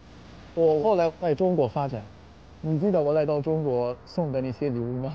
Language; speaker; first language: Chinese; non-native, fluent; Arabic